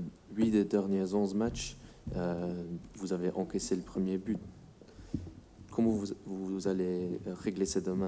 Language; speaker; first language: French; non-native, fluent; English